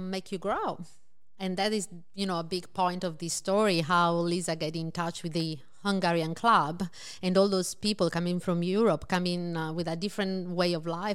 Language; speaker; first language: English; non-native, fluent; Italian